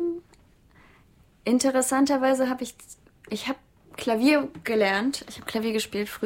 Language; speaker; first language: German; native; German